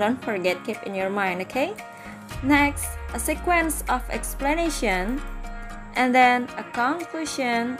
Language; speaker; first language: English; non-native, fluent; Indonesian